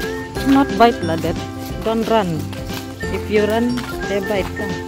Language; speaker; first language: English; non-native, local second language; Malay